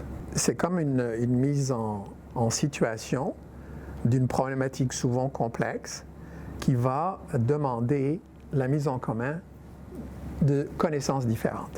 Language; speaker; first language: French; native; French